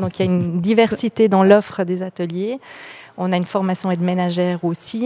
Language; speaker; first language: French; native; French